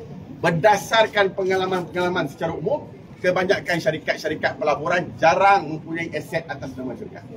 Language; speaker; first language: Malay; native; Malay